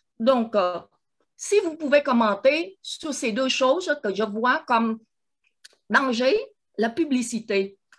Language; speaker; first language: French; non-native, fluent; Vietnamese